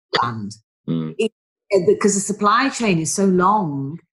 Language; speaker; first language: English; native; English